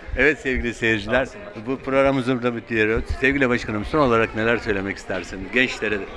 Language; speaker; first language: Turkish; native; Turkish